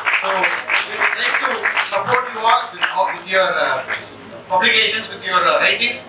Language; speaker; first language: English; non-native, local second language; Tamil